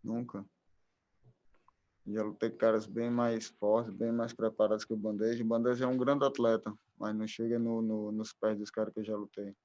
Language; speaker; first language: Portuguese; native; Portuguese